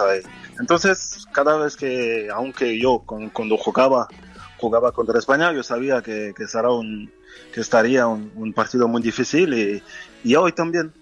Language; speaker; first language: Spanish; non-native, fluent; French